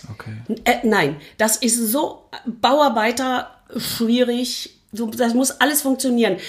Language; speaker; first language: German; native; German